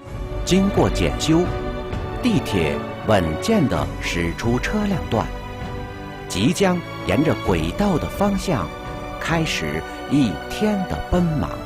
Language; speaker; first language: Chinese; native; Chinese